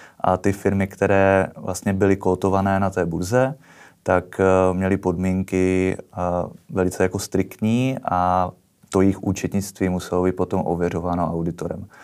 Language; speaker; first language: Czech; native; Czech